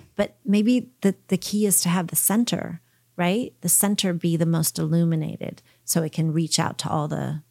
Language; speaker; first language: English; early bilingual, heritage; English